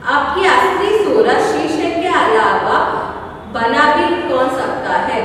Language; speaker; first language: Hindi; non-native, local second language; Kannada